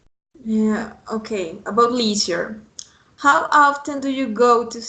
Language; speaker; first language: English; non-native, fluent; Spanish